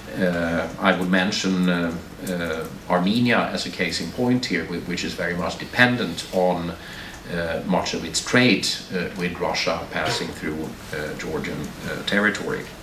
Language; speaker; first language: English; non-native, fluent; Swedish